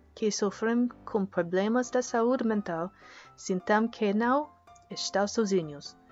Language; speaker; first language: Portuguese; non-native, learner; English